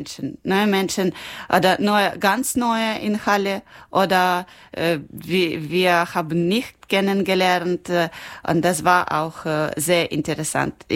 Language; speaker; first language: German; non-native, learner; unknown